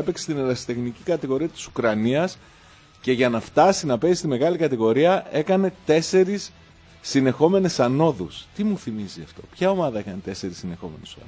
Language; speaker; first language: Greek; native; Greek